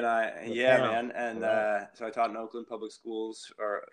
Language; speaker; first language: English; native; English